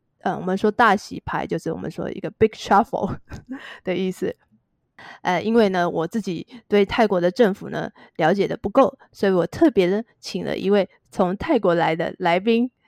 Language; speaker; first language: Chinese; native; Chinese